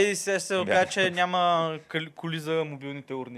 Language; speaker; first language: Bulgarian; native; Bulgarian